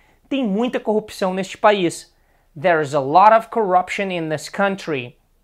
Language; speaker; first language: English; non-native, fluent; Portuguese